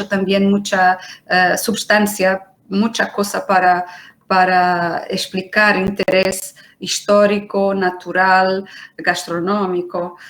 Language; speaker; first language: Spanish; non-native, fluent; Portuguese